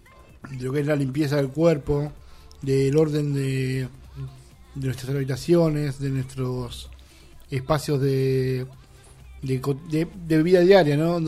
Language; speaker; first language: Spanish; native; Spanish